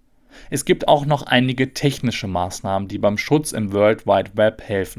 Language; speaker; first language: German; native; German